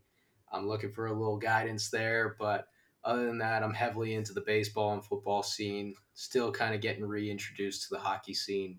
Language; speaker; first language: English; native; English